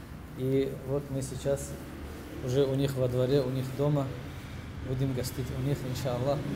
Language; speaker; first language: Russian; native; Russian